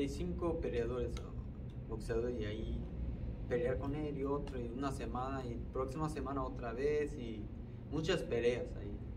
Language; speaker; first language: Spanish; non-native, fluent; Japanese